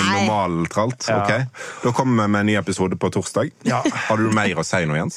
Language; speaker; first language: Norwegian; native; Norwegian